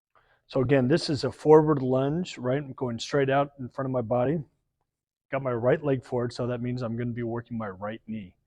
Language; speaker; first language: English; native; English